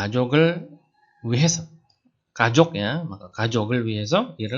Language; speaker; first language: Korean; non-native, fluent; Indonesian